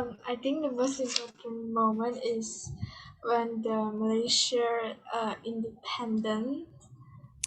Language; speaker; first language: English; non-native, learner; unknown